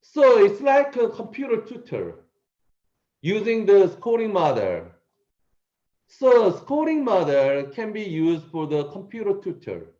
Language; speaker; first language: English; non-native, learner; Korean